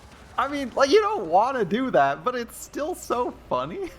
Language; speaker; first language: English; native; English